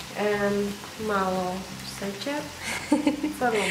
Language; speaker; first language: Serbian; non-native, learner; Indonesian